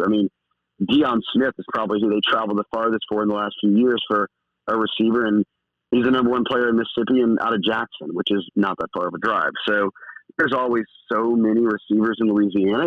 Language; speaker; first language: English; native; English